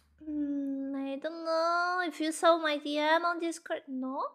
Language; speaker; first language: English; non-native, learner; Spanish